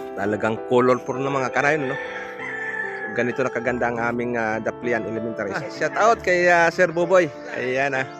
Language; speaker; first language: Filipino; non-native, local second language; Masbatenyo